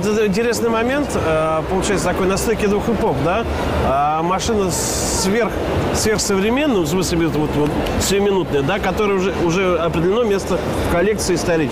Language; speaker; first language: Russian; native; Russian